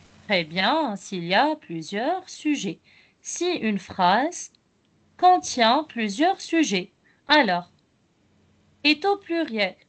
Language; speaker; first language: French; non-native, local second language; Arabic